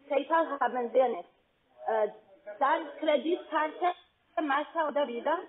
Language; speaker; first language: German; non-native, fluent; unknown